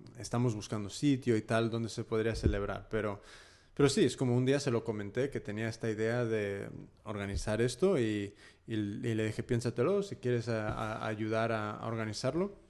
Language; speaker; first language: Spanish; early bilingual, heritage; Spanish